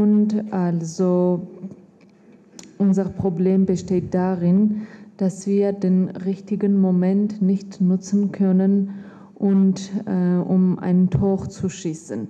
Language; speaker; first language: German; non-native, fluent; Armenian